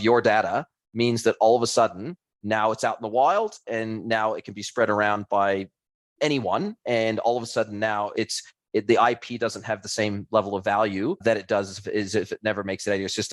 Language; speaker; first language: English; native; English